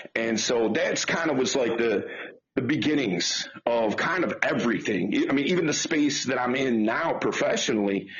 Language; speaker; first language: English; native; English